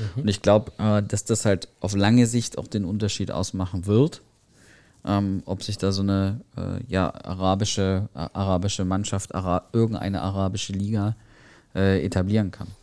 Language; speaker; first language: German; native; German